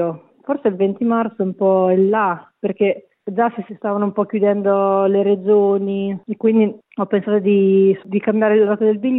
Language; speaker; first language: Italian; native; Italian